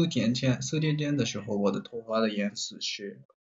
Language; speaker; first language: Chinese; non-native, learner; Japanese